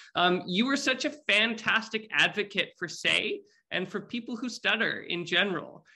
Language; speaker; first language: English; native; English